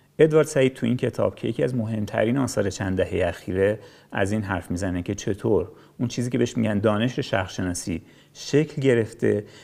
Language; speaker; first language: Persian; native; Persian